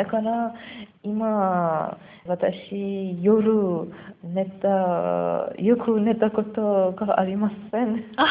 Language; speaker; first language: Japanese; non-native, learner; Persian